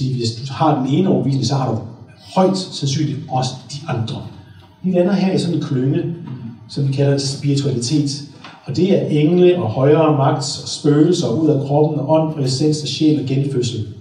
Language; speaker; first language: Danish; native; Danish